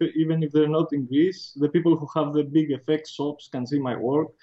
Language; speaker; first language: English; non-native, fluent; Greek